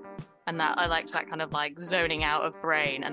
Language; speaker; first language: English; native; English